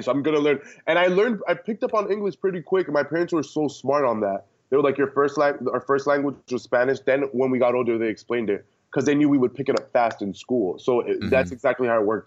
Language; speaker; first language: English; early bilingual, other home language; Spanish